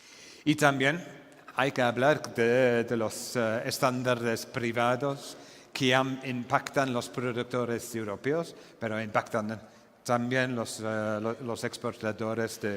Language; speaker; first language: Spanish; non-native, fluent; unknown